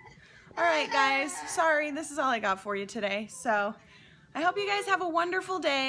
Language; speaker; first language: English; native; English